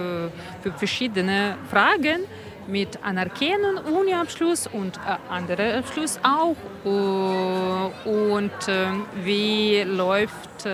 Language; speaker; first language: German; non-native, learner; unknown